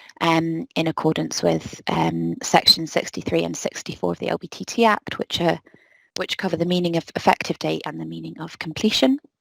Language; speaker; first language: English; native; English